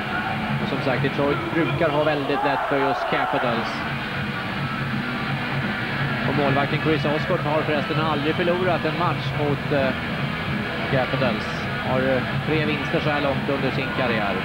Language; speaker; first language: Swedish; native; Swedish